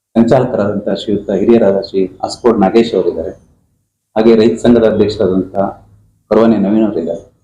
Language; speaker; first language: Kannada; native; Kannada